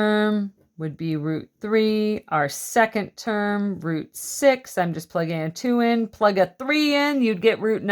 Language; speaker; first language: English; native; English